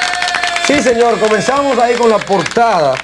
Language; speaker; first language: Spanish; native; Spanish